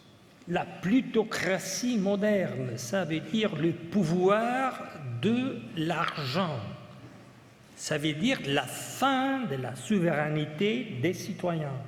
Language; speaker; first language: French; non-native, fluent; Italian